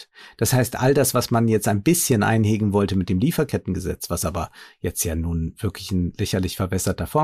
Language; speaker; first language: German; native; German